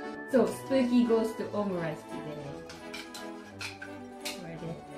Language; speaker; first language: English; non-native, learner; Japanese